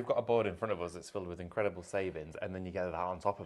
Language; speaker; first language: English; native; English